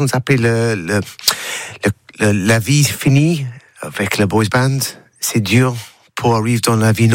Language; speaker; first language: French; non-native, learner; English